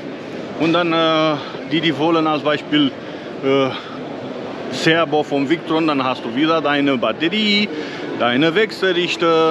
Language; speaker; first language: German; non-native, fluent; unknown